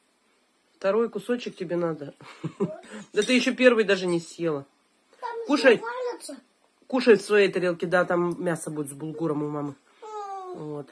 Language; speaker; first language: Russian; native; Russian